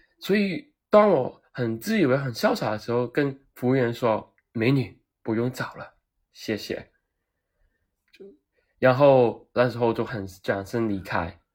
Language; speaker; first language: Chinese; non-native, local second language; Cantonese